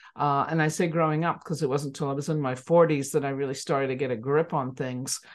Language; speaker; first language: English; native; English